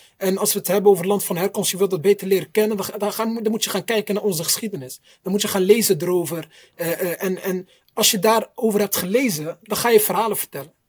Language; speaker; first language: Dutch; early bilingual, other home language; Arabic